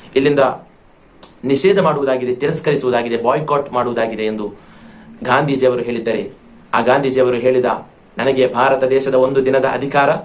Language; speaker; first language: Kannada; non-native, local second language; Malayalam